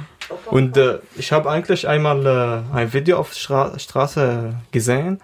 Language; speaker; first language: German; non-native, learner; Arabic